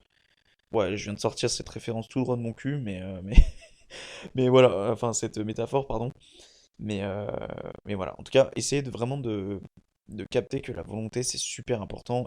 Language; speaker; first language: French; native; French